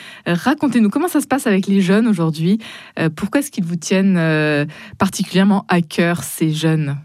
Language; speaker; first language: French; native; French